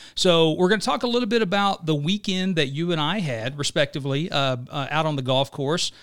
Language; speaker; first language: English; native; English